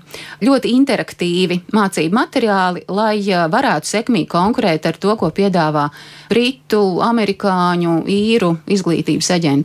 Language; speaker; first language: Latvian; native; Latvian